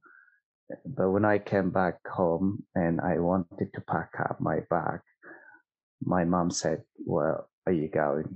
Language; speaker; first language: English; non-native, fluent; Persian